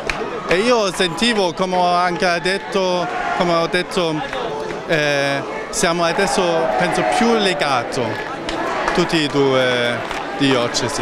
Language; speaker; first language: Italian; non-native, learner; German